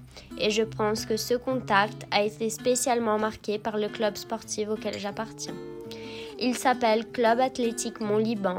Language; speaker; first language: French; non-native, fluent; Portuguese